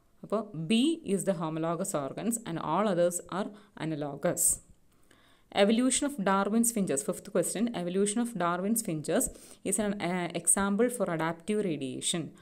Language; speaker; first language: English; non-native, local second language; Malayalam